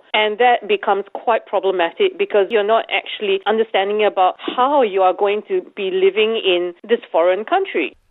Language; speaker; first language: English; native; English